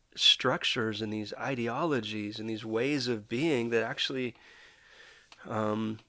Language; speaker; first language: English; native; English